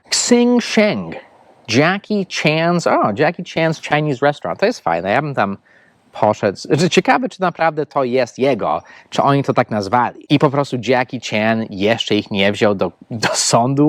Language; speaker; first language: Polish; non-native, fluent; English